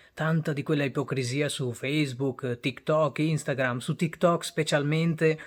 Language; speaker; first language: Italian; early bilingual, other home language; Bangla